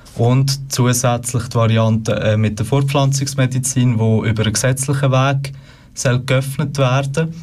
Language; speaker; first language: German; native; German